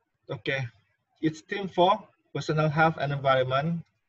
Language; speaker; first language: English; non-native, local second language; Malay